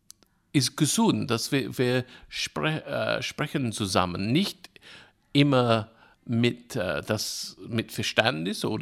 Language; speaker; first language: German; non-native, fluent; English